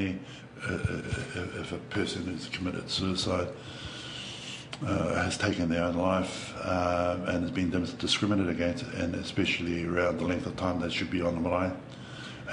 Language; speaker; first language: English; native; English